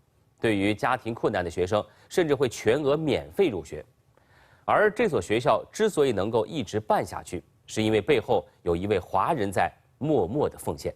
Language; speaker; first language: Chinese; native; Chinese